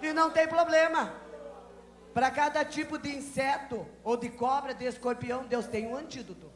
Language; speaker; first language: Portuguese; native; Portuguese